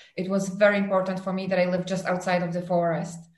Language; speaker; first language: English; non-native, fluent; Polish